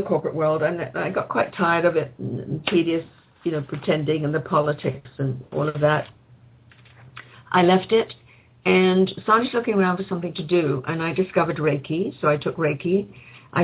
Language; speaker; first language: English; native; English